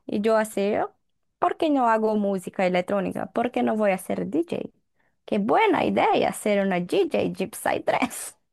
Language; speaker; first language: Spanish; non-native, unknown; Portuguese